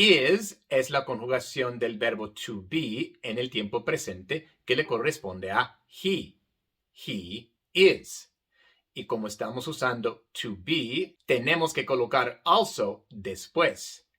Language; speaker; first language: Spanish; non-native, fluent; English